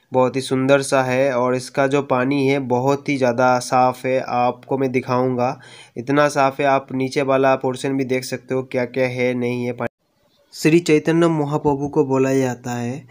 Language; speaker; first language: Hindi; non-native, local second language; Bangla